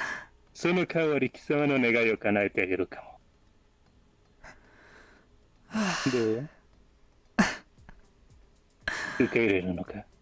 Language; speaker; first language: Japanese; non-native, learner; English